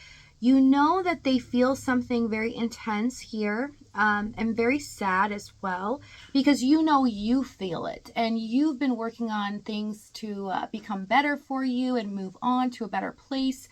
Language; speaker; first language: English; native; English